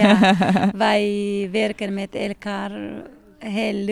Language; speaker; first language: Dutch; non-native, learner; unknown